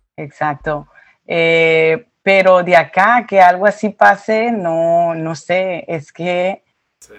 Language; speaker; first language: Spanish; early bilingual, heritage; Spanish